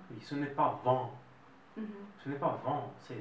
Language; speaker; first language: French; non-native, fluent; Russian